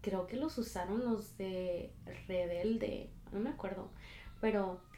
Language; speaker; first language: Spanish; early bilingual, heritage; Spanish